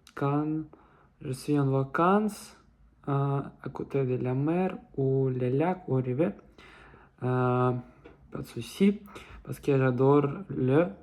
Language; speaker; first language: French; non-native, learner; Russian